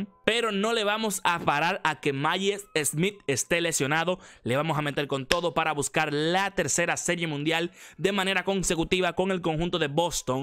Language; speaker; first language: Spanish; native; Spanish